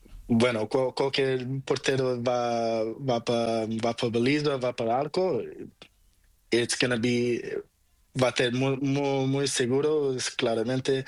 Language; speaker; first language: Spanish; non-native, learner; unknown